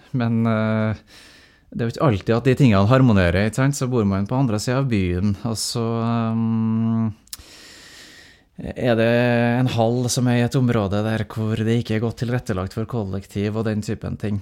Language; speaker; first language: Norwegian; native; Norwegian